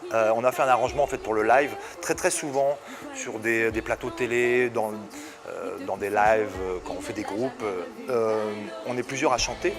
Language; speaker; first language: French; native; French